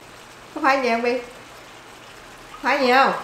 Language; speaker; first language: Vietnamese; native; Vietnamese